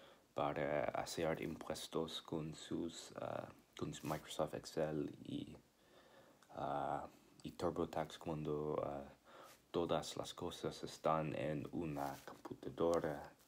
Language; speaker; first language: Spanish; non-native, learner; English